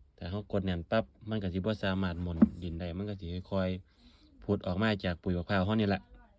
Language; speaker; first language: Thai; native; Thai